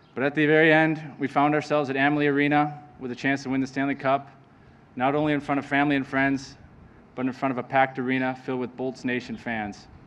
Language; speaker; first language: English; native; English